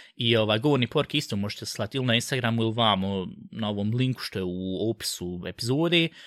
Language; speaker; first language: Bosnian; early bilingual, heritage; Bosnian